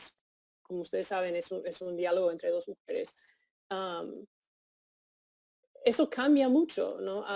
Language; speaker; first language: Spanish; non-native, fluent; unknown